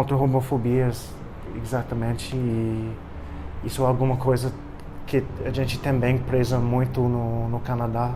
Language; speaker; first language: Portuguese; non-native, fluent; English